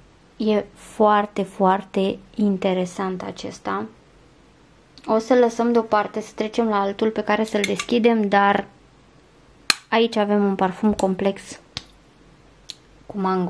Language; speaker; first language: Romanian; native; Romanian